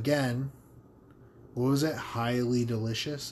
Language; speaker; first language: English; native; English